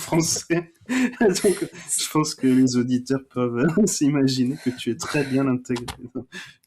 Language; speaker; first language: French; native; French